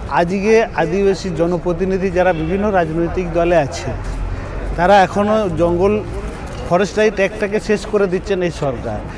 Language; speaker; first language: Bangla; non-native, local second language; Santali